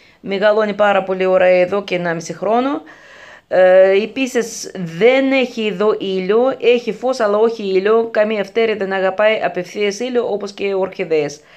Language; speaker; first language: Greek; non-native, fluent; Russian